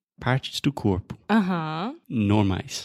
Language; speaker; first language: Portuguese; non-native, fluent; English